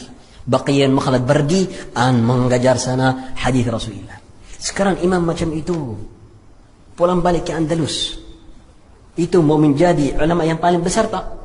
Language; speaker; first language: Indonesian; non-native, fluent; Arabic